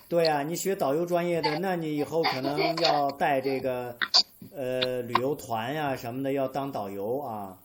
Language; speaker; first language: Chinese; native; Chinese